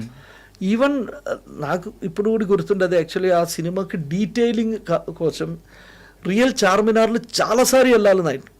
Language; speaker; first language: Telugu; non-native, fluent; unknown